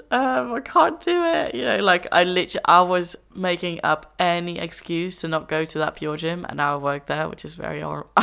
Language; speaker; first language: English; non-native, fluent; Dutch